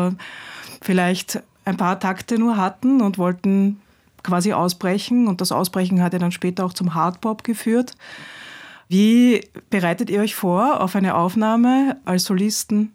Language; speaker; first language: German; native; German